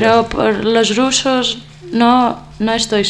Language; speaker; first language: Spanish; non-native, learner; Greek